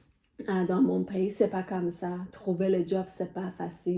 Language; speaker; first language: French; non-native, learner; Persian